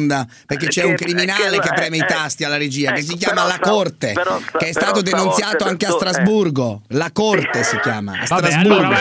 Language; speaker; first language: Italian; native; Italian